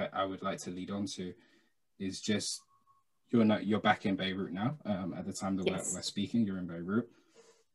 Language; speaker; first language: English; native; English